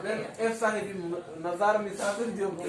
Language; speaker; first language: Turkish; non-native, fluent; Somali